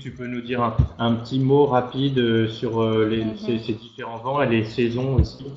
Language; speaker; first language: French; native; French